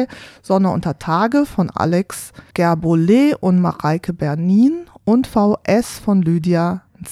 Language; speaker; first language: German; native; German